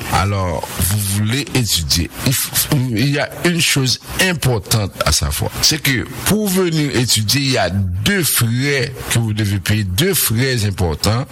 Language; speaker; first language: French; non-native, local second language; Haitian Creole